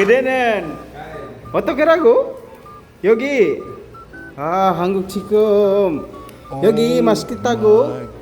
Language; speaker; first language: Korean; non-native, learner; Filipino